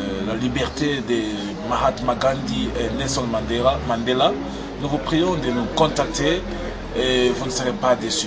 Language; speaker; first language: French; non-native, fluent; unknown